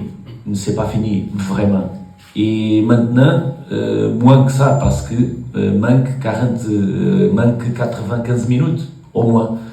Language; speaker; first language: French; non-native, learner; Portuguese